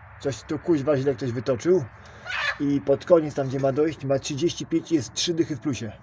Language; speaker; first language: Polish; native; Polish